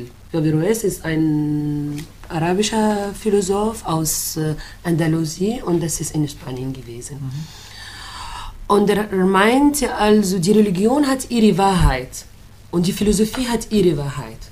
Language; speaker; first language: German; non-native, fluent; Arabic